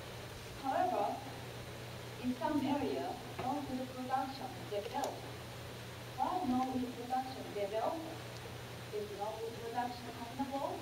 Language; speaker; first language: English; non-native, fluent; Japanese